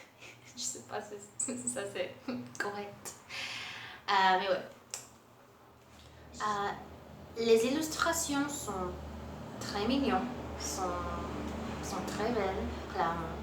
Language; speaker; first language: French; non-native, learner; Portuguese